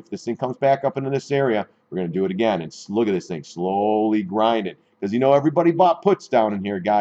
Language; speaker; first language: English; native; English